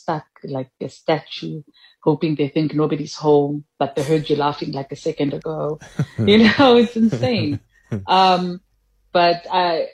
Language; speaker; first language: English; non-native, local second language; Tswana